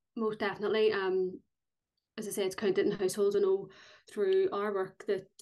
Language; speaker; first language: English; native; English